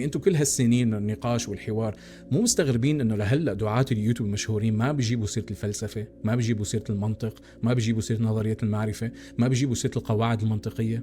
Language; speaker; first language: Arabic; native; Arabic